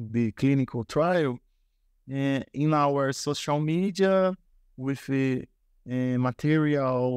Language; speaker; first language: English; non-native, learner; Portuguese